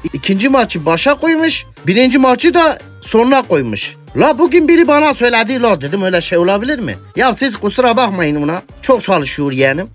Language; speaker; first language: Turkish; native; Turkish